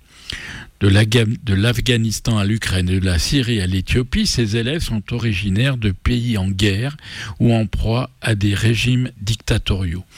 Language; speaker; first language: French; native; French